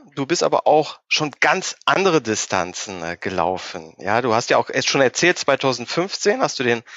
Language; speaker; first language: German; native; German